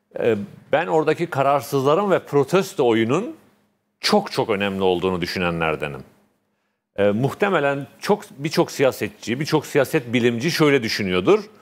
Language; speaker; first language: Turkish; native; Turkish